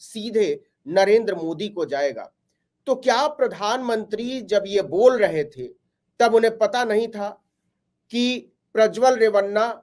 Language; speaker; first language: Hindi; native; Hindi